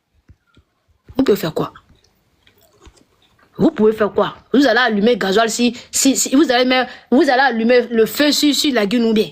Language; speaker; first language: French; non-native, local second language; Dyula